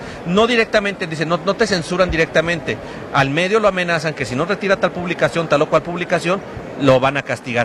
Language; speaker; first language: Spanish; native; Spanish